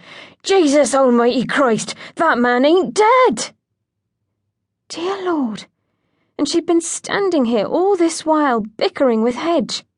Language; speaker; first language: English; native; English